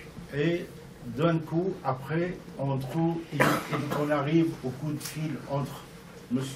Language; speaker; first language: French; non-native, fluent; Arabic